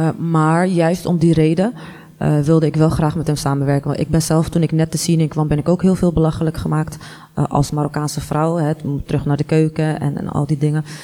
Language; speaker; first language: Dutch; early bilingual, other home language; Arabic